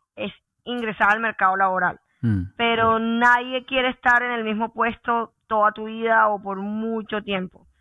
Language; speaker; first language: Spanish; native; Spanish